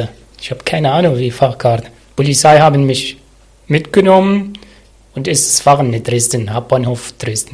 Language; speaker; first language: German; non-native, learner; Arabic